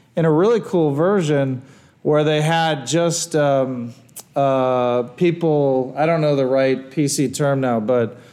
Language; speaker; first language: English; native; English